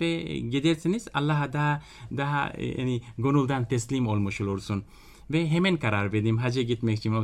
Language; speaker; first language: Turkish; non-native, fluent; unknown